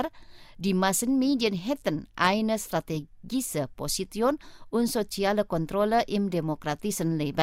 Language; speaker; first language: German; non-native, fluent; Indonesian